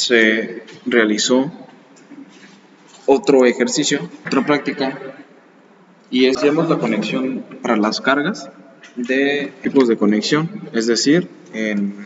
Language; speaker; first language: Spanish; native; Spanish